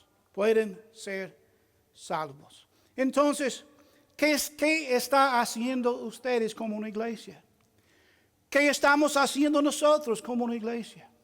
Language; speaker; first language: Spanish; non-native, fluent; English